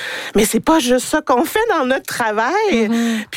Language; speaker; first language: French; native; French